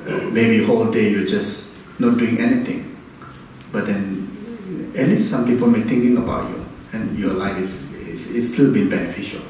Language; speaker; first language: English; non-native, fluent; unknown